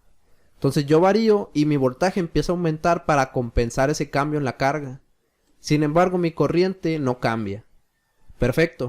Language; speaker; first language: Spanish; native; Spanish